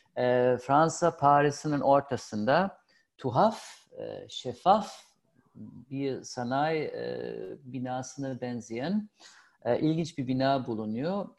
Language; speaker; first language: Turkish; non-native, fluent; German